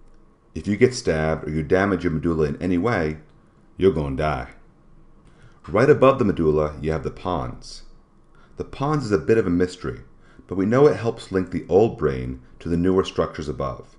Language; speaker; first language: English; native; English